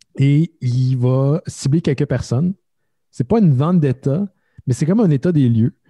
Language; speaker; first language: French; native; French